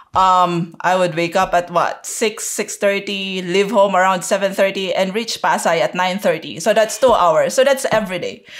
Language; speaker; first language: English; non-native, local second language; Filipino